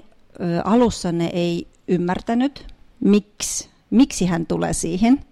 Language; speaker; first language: Finnish; non-native, fluent; Russian